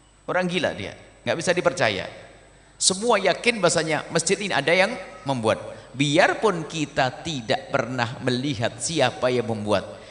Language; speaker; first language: Indonesian; native; Indonesian